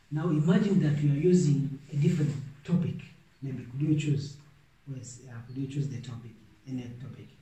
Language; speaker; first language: English; non-native, local second language; Swahili